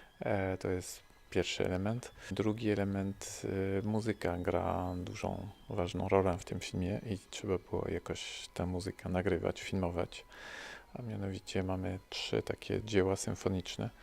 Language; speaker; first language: Polish; early bilingual, heritage; French